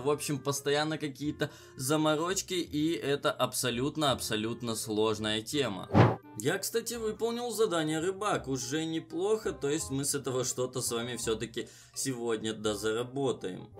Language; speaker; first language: Russian; native; Russian